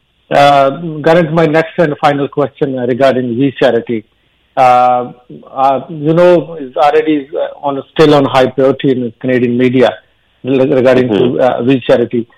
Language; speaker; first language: English; non-native, local second language; Punjabi